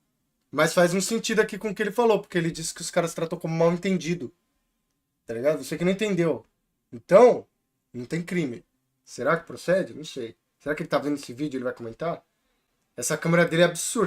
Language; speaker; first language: Portuguese; native; Portuguese